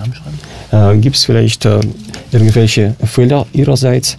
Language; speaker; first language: German; non-native, fluent; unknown